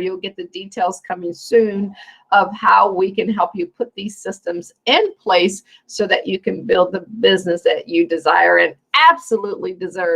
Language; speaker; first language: English; native; English